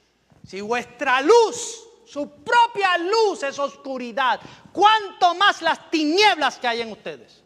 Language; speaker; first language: Spanish; native; Spanish